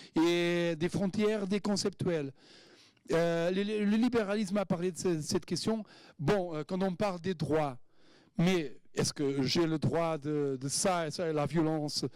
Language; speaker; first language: French; non-native, fluent; Portuguese